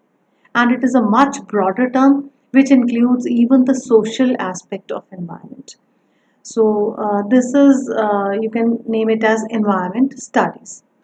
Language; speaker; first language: English; non-native, local second language; Punjabi